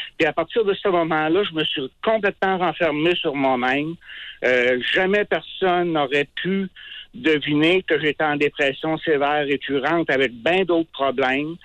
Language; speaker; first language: French; native; French